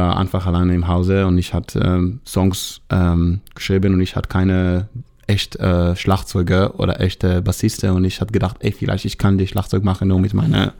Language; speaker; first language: German; non-native, learner; Hebrew